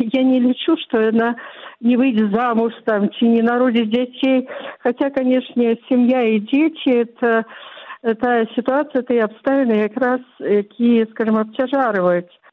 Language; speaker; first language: Belarusian; non-native, local second language; Russian